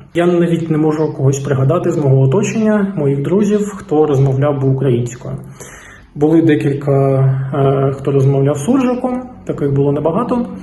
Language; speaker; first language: Ukrainian; non-native, local second language; Russian